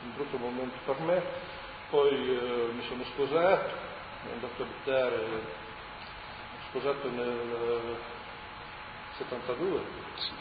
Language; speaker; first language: Italian; early bilingual, heritage; Italian